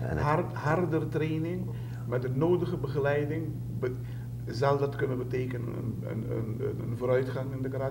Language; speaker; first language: Dutch; non-native, local second language; Papiamento